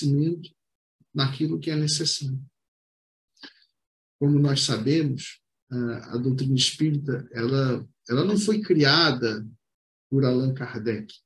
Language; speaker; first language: Portuguese; native; Portuguese